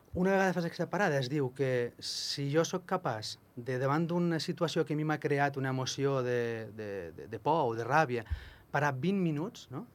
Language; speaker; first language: Catalan; native; Catalan